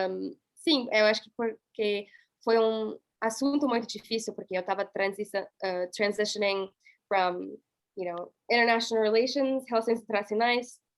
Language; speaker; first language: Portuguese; non-native, fluent; English